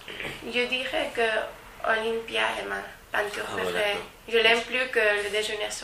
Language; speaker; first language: French; non-native, learner; Spanish